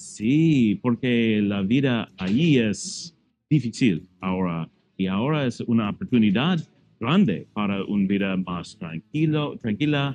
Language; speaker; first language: Spanish; non-native, learner; English